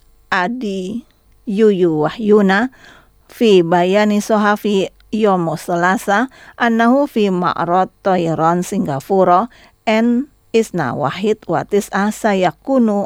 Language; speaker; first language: Arabic; non-native, learner; Indonesian